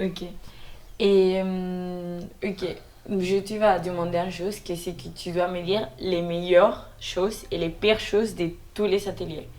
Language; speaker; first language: French; non-native, learner; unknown